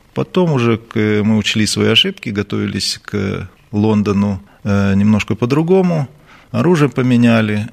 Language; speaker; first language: Russian; native; Russian